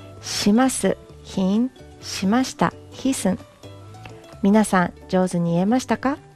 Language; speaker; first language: Japanese; non-native, fluent; Mongolian